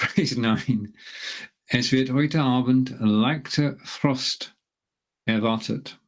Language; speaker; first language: German; non-native, learner; English